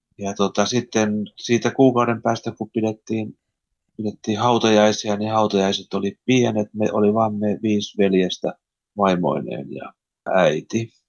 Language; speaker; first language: Finnish; early bilingual, heritage; Finnish